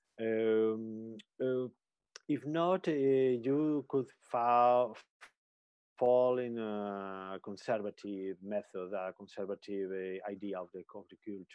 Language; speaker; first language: English; non-native, learner; Spanish